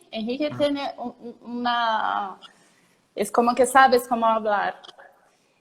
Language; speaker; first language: Spanish; non-native, learner; Portuguese